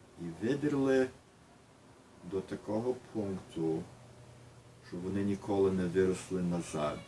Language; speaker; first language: Ukrainian; early bilingual, heritage; Ukrainian